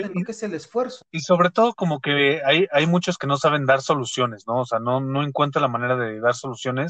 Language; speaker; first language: Spanish; native; Spanish